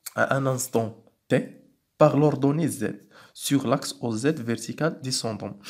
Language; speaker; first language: French; non-native, local second language; Arabic